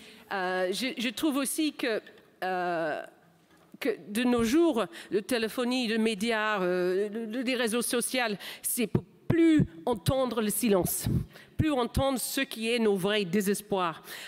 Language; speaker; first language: French; non-native, fluent; English